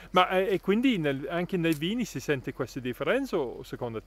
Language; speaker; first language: Italian; non-native, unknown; English